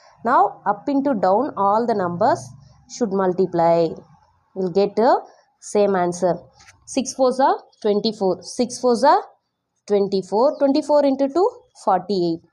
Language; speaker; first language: English; non-native, local second language; Tamil